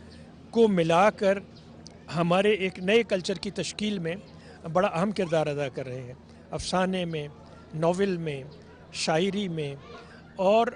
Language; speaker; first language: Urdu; non-native, local second language; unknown